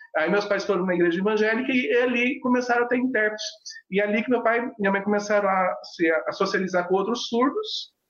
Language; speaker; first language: Portuguese; non-native, local second language; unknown